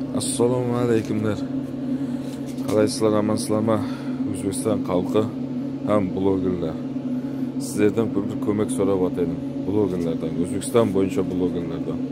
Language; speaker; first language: Uzbek; non-native, local second language; Kara-Kalpak